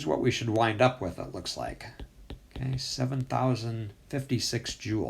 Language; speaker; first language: English; native; English